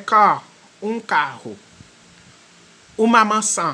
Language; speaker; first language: Portuguese; non-native, fluent; French